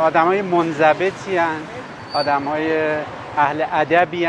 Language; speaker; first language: Persian; native; Persian